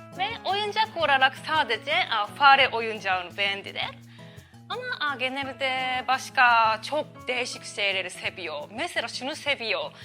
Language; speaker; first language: Turkish; non-native, learner; Japanese